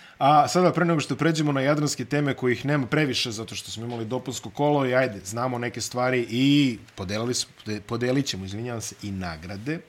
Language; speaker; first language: Bosnian; native; Bosnian